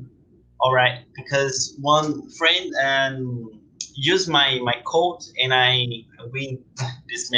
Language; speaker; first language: English; non-native, learner; Portuguese